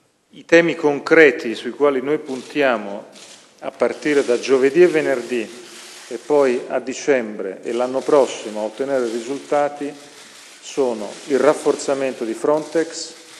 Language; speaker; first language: Italian; native; Italian